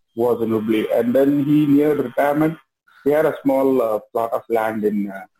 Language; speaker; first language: English; non-native, local second language; Kannada